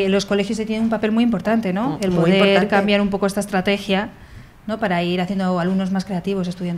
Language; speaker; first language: Spanish; native; Spanish